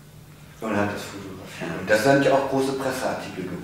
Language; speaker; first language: German; native; German